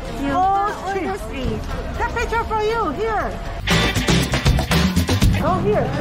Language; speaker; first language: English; non-native, learner; Korean